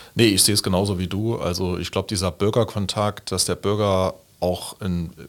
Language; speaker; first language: German; native; German